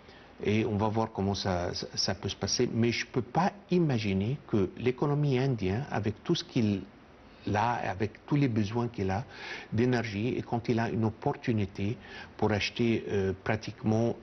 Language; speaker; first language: French; non-native, fluent; Arabic